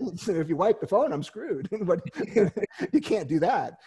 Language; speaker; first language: English; native; English